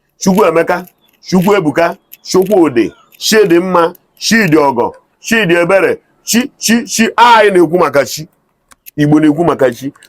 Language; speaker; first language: Igbo; native; Igbo